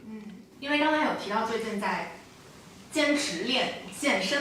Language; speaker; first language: Chinese; native; Chinese